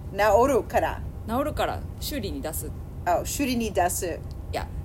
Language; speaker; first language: Japanese; non-native, learner; English